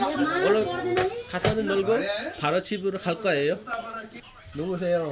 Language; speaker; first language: Korean; non-native, fluent; Nepali